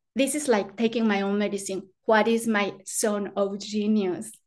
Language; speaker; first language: English; non-native, fluent; Spanish